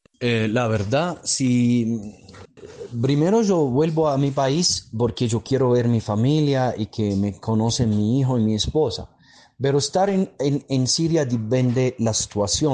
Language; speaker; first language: Spanish; non-native, fluent; Arabic